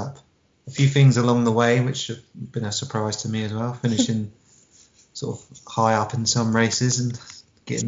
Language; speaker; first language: English; native; English